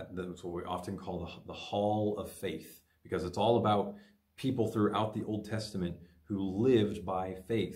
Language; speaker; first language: English; native; English